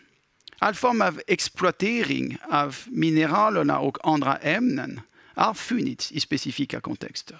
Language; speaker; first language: Swedish; non-native, fluent; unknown